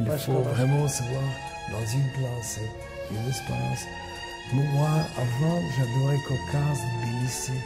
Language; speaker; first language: French; non-native, fluent; Russian